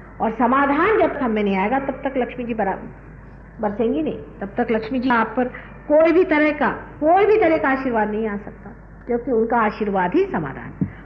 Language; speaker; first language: Hindi; non-native, local second language; Marathi